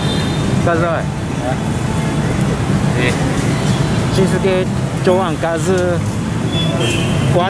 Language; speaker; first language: Vietnamese; non-native, learner; Japanese